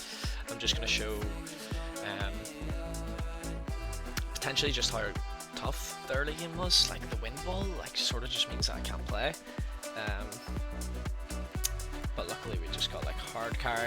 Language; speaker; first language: English; native; English